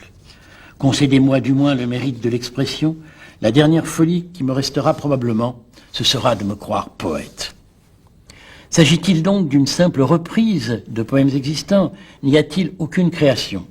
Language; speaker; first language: French; native; French